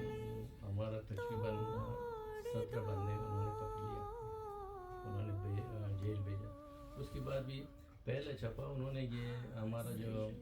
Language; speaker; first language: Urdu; non-native, learner; Pashto